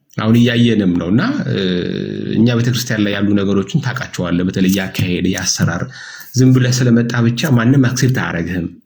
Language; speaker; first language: Amharic; native; Amharic